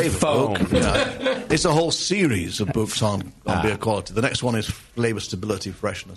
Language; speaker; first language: English; native; English